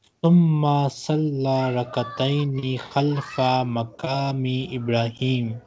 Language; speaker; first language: Arabic; non-native, fluent; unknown